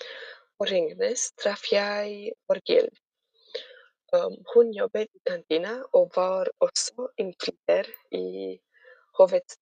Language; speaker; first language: Norwegian; non-native, learner; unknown